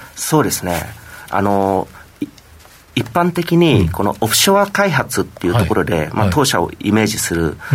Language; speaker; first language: Japanese; non-native, fluent; Vietnamese